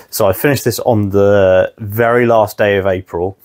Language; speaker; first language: English; native; English